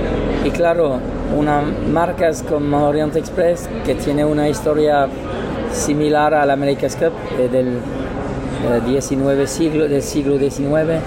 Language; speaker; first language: Spanish; non-native, learner; French